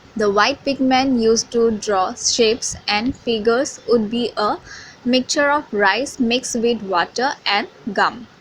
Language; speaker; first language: English; non-native, local second language; Assamese